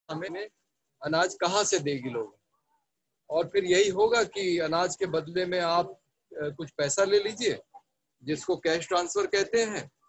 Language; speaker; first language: Hindi; native; Hindi